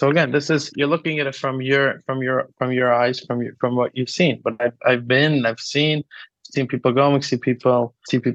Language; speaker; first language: English; native; English